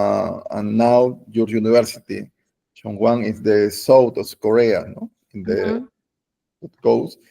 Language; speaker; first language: English; non-native, learner; Spanish